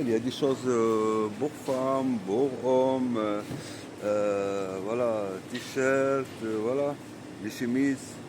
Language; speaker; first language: French; non-native, learner; Arabic